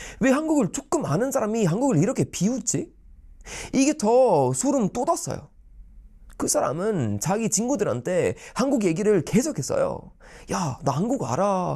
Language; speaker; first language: Korean; non-native, fluent; Swedish